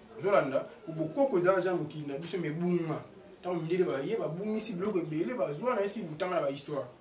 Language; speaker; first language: Lingala; non-native, local second language; Kongo